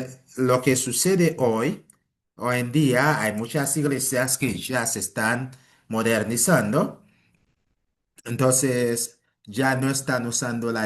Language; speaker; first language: Spanish; non-native, fluent; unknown